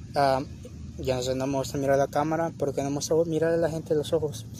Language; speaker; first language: Spanish; early bilingual, heritage; Spanish